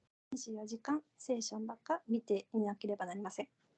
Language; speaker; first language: Japanese; non-native, fluent; Korean